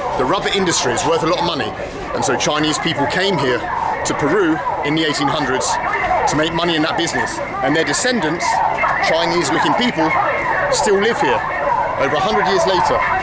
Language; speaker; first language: English; native; English